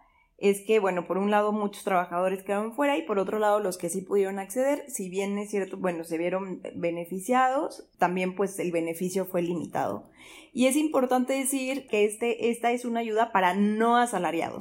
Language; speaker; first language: Spanish; native; Spanish